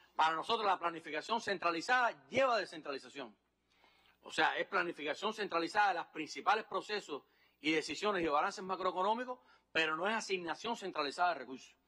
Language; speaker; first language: Spanish; native; Spanish